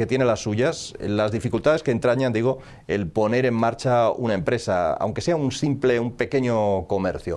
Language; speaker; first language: Spanish; native; Spanish